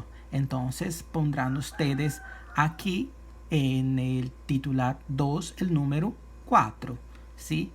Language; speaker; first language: Spanish; non-native, fluent; Portuguese